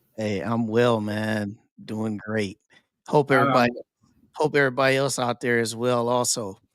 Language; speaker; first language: English; native; English